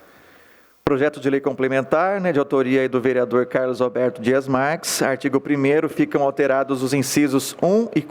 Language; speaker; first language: Portuguese; native; Portuguese